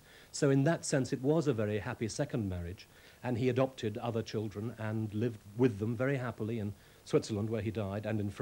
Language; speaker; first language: English; native; English